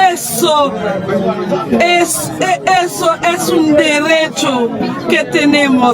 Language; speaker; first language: Spanish; non-native, fluent; Haitian Creole